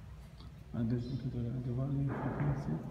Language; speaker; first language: Russian; non-native, learner; Arabic